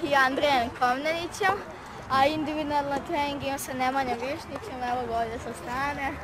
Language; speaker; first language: Croatian; native; Croatian